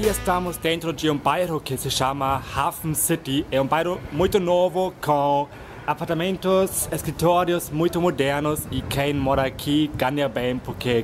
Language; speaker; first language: Portuguese; non-native, fluent; German